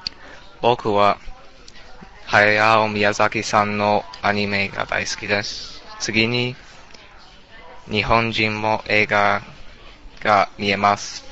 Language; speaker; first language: Japanese; non-native, learner; English